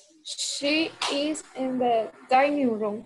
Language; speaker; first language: English; non-native, learner; Spanish